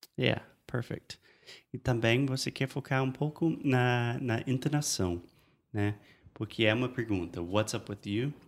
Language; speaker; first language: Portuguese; non-native, fluent; English